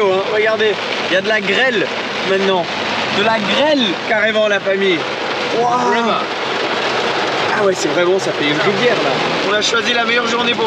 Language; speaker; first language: French; native; French